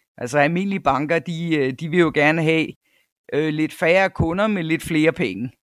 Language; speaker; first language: Danish; native; Danish